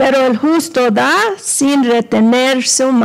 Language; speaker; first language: Spanish; early bilingual, heritage; Spanish